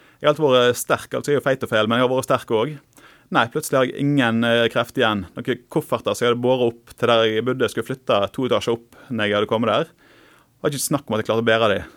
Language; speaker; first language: Norwegian; native; Norwegian